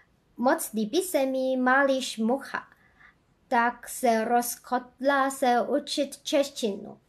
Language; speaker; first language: Czech; non-native, learner; Chinese